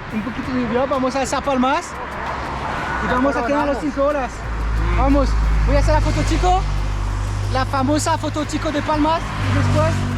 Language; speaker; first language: Spanish; non-native, learner; French